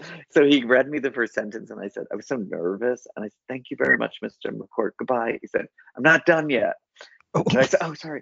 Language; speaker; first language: English; native; English